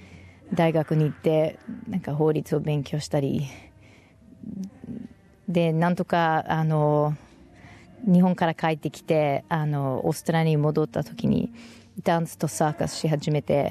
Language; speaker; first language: Japanese; non-native, fluent; English